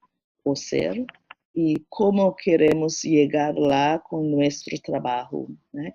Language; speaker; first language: Spanish; non-native, learner; English